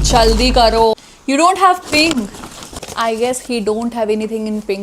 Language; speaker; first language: English; non-native, local second language; Hindi